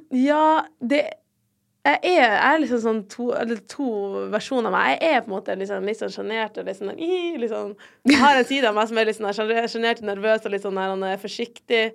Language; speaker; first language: Norwegian; native; Norwegian